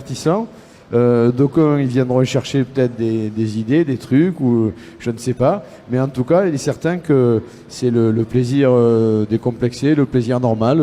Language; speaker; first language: French; native; French